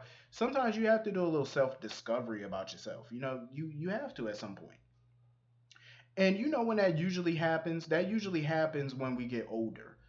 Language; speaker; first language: English; native; English